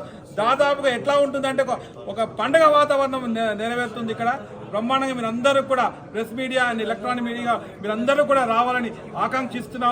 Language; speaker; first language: Telugu; native; Telugu